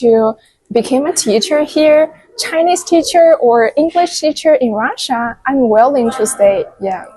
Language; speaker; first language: English; non-native, fluent; Chinese